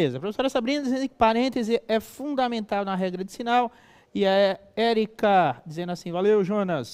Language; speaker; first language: Portuguese; native; Portuguese